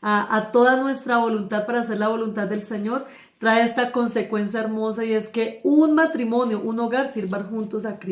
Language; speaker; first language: Spanish; native; Spanish